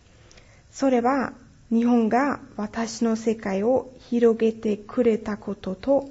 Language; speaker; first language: Japanese; non-native, fluent; German